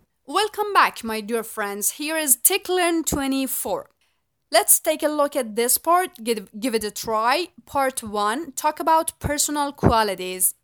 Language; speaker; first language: English; non-native, fluent; Persian